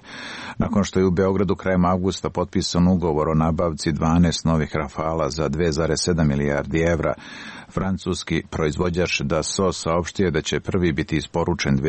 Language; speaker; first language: Serbian; native; Serbian